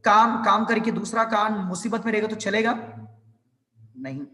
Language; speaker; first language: Hindi; non-native, local second language; Telugu